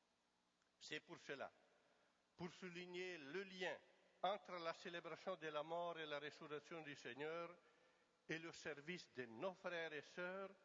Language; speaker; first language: French; non-native, fluent; Italian